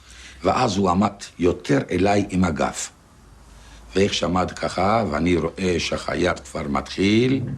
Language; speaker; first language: Hebrew; non-native, fluent; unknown